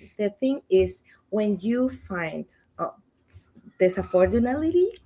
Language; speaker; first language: English; non-native, learner; Spanish